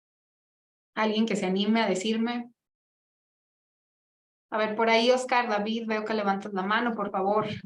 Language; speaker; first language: Spanish; native; Spanish